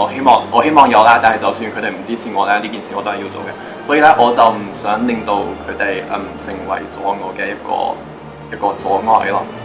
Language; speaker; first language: Cantonese; native; Cantonese